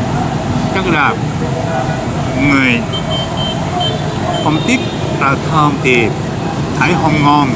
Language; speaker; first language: Vietnamese; non-native, learner; Japanese